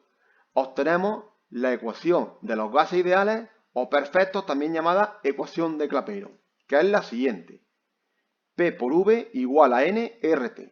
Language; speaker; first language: Spanish; native; Spanish